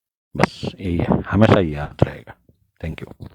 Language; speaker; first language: Hindi; non-native, learner; Bangla